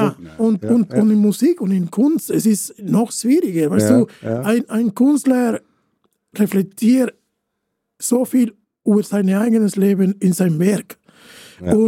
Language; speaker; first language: German; non-native, fluent; Spanish